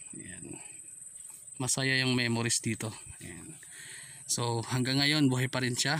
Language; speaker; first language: Filipino; non-native, local second language; Waray